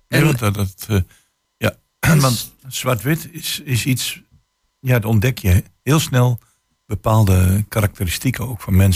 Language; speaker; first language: Dutch; native; Dutch